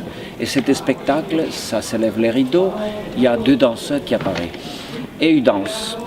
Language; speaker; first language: French; non-native, fluent; Spanish